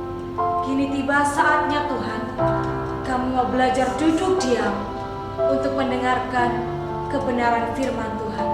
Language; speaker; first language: Indonesian; native; Indonesian